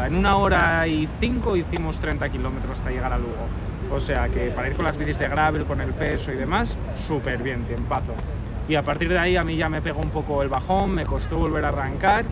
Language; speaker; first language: Spanish; native; Spanish